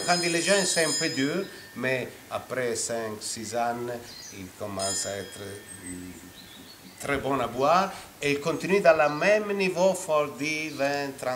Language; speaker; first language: French; non-native, fluent; Italian